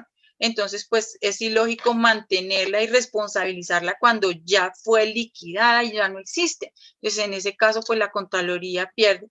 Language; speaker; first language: Spanish; native; Spanish